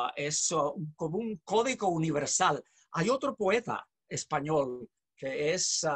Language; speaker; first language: Spanish; native; Spanish